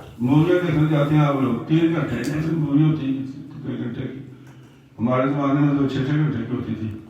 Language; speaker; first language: Urdu; non-native, local second language; Punjabi